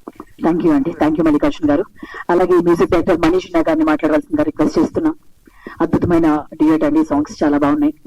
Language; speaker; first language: Telugu; native; Telugu